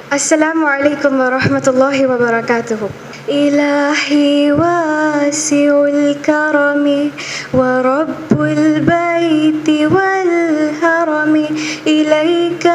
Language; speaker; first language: Arabic; non-native, learner; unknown